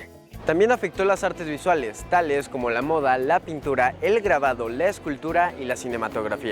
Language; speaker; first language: Spanish; native; Spanish